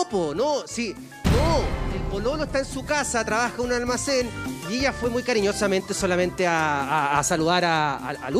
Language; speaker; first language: Spanish; native; Spanish